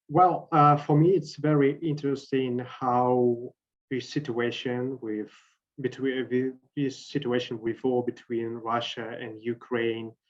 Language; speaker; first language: English; non-native, fluent; Russian